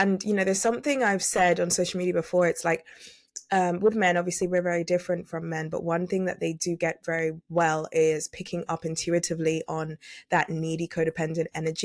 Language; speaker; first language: English; native; English